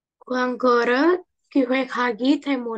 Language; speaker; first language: Korean; non-native, learner; Indonesian